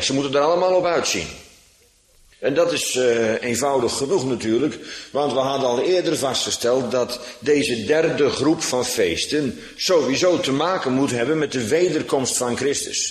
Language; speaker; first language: Dutch; native; Dutch